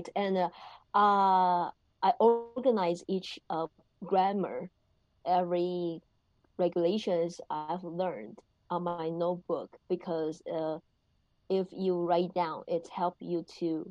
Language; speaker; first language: English; non-native, learner; Chinese